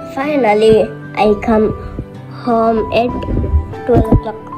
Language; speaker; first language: English; non-native, learner; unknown